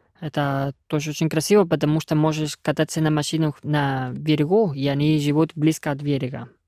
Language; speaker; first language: Russian; non-native, fluent; Spanish